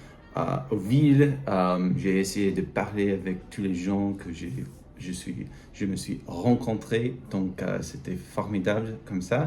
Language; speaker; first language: French; non-native, learner; English